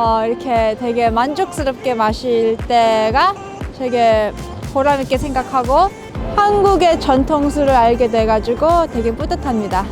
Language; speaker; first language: Korean; early bilingual, heritage; English